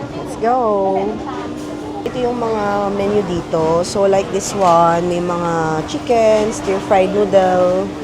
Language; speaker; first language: Filipino; native; Filipino